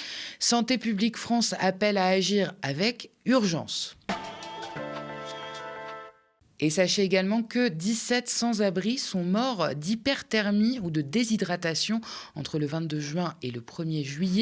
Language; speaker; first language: French; native; French